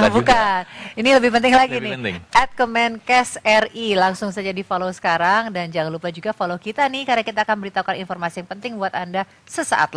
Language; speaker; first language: Indonesian; native; Indonesian